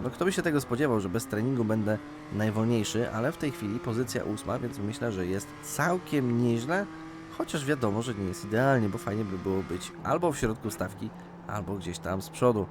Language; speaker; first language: Polish; native; Polish